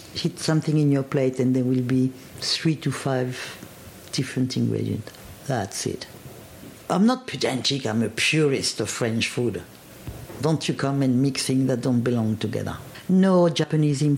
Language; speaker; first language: English; non-native, fluent; French